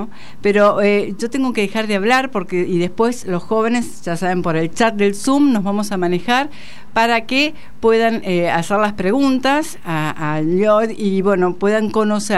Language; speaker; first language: Spanish; native; Spanish